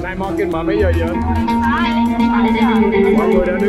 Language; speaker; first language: Vietnamese; early bilingual, heritage; Vietnamese